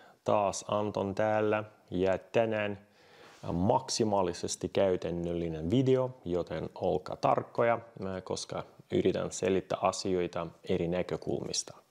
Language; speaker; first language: Finnish; non-native, fluent; Russian